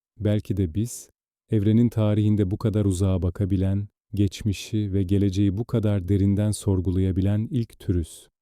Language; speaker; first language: Turkish; native; Turkish